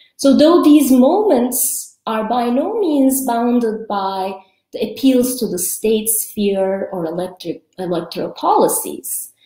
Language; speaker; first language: English; early bilingual, other home language; Kurdish